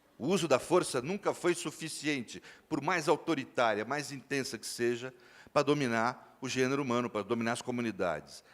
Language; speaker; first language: Portuguese; native; Portuguese